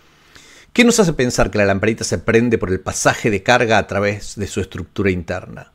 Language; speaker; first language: Spanish; native; Spanish